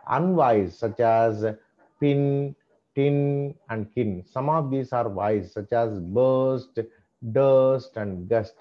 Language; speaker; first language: English; non-native, local second language; Telugu